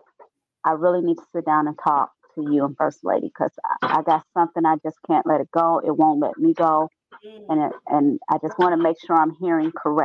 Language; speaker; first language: English; native; English